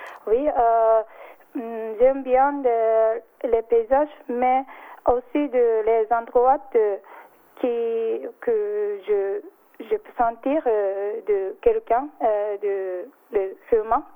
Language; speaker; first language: French; non-native, learner; Japanese